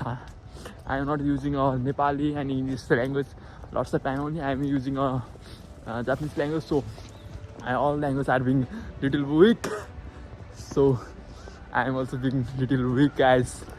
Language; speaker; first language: English; non-native, learner; Nepali